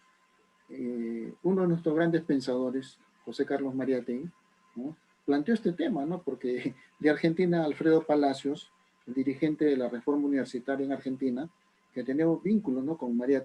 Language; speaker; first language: Spanish; native; Spanish